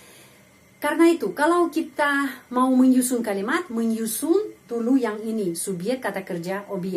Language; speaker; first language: Indonesian; non-native, fluent; Russian